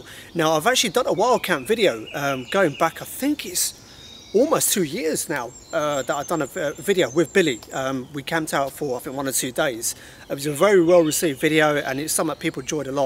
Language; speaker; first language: English; native; English